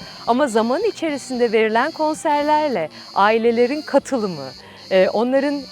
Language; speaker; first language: Turkish; native; Turkish